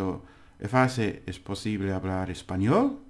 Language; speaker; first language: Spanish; non-native, learner; English